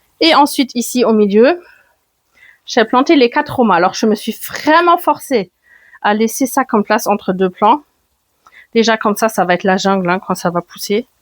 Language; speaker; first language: French; non-native, fluent; German